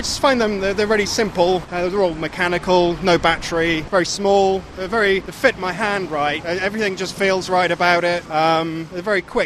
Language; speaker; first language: English; native; English